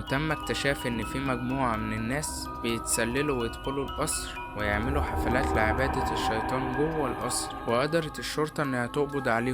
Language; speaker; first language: Arabic; native; Arabic